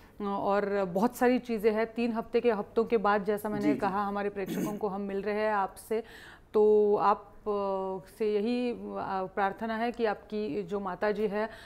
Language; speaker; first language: Hindi; non-native, local second language; Marathi